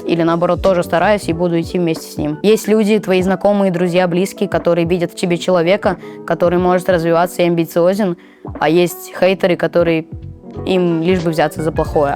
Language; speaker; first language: Russian; native; Russian